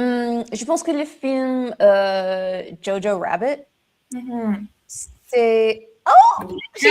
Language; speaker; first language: French; non-native, learner; English